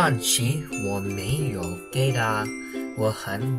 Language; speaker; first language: Chinese; non-native, learner; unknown